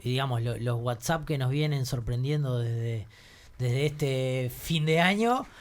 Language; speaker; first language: Spanish; native; Spanish